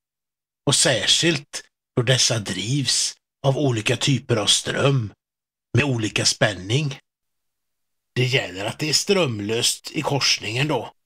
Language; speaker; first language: Swedish; native; Swedish